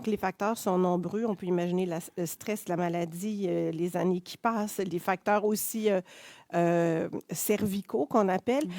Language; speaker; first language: French; native; French